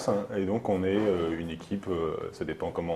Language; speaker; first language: French; native; French